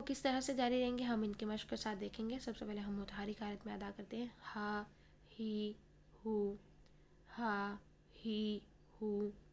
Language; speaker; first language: Urdu; native; Urdu